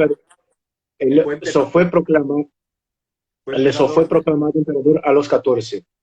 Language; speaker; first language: Spanish; non-native, fluent; Portuguese